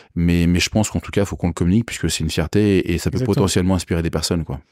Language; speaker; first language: French; native; French